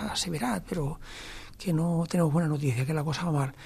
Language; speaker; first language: Spanish; native; Spanish